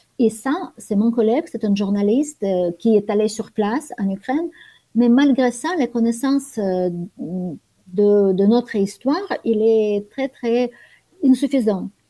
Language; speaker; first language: French; non-native, fluent; Ukrainian